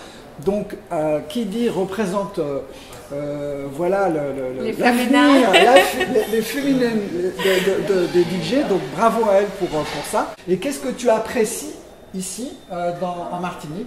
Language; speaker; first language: French; native; French